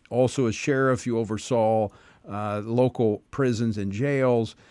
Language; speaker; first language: English; native; English